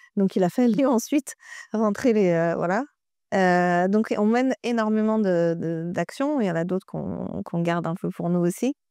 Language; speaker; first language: French; early bilingual, other home language; Persian